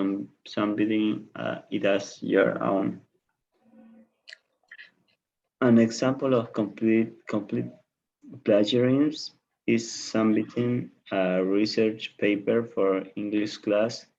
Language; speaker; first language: English; non-native, learner; Spanish